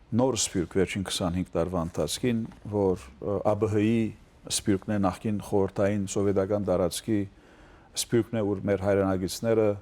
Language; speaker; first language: Armenian; early bilingual, heritage; Armenian